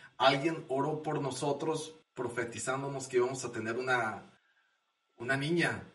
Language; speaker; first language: Spanish; native; Spanish